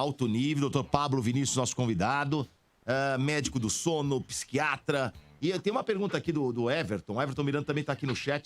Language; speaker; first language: Portuguese; native; Portuguese